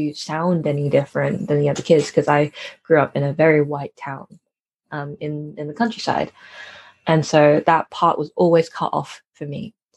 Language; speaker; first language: English; native; English